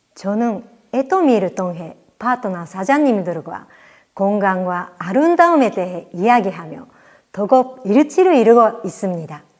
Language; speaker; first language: Korean; non-native, fluent; Japanese